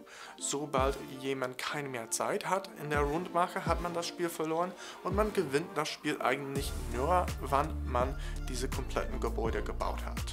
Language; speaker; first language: German; non-native, fluent; English